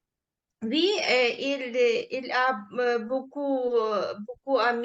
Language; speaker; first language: French; non-native, learner; Ukrainian